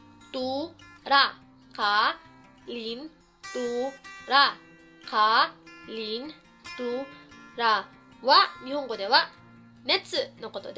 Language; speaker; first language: Japanese; non-native, fluent; Filipino